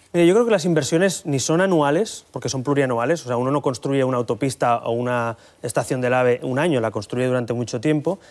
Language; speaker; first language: Spanish; native; Spanish